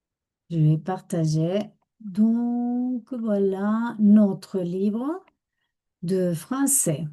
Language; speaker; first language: French; non-native, fluent; Spanish